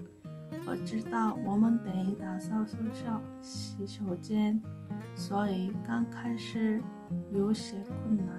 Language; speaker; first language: Chinese; non-native, learner; Korean